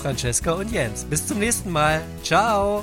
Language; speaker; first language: German; native; German